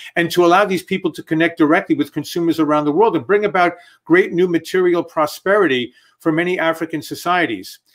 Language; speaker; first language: English; native; English